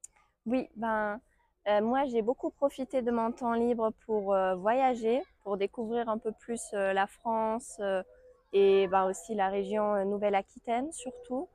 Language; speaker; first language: French; non-native, fluent; German